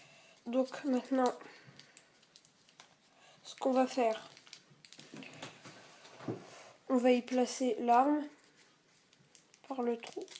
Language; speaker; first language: French; native; French